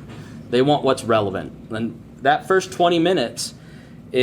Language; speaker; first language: English; native; English